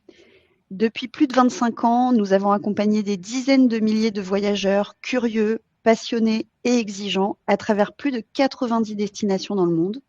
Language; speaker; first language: French; native; French